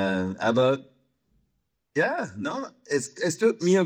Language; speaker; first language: German; non-native, fluent; English